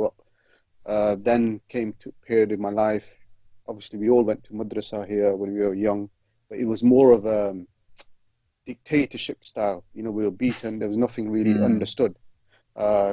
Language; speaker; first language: English; native; English